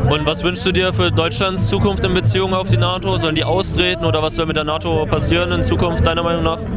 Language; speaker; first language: German; native; German